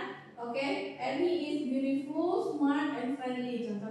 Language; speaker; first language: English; non-native, fluent; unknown